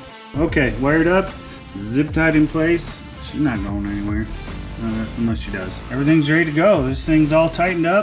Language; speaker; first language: English; native; English